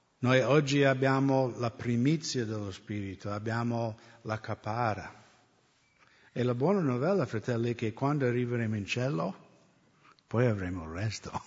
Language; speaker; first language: Italian; non-native, fluent; English